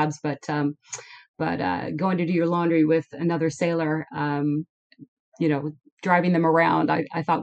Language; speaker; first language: English; native; English